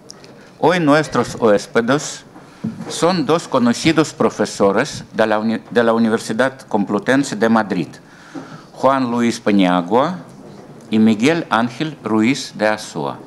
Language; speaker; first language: Spanish; non-native, fluent; Russian